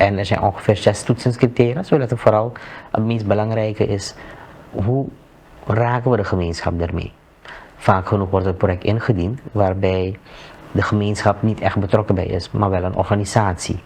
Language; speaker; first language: Dutch; native; Dutch